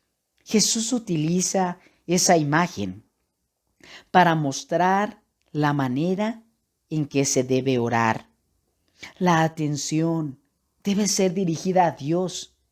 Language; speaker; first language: Spanish; native; Spanish